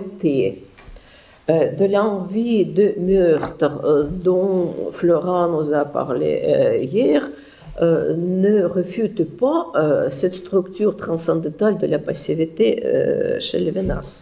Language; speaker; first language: French; non-native, fluent; Russian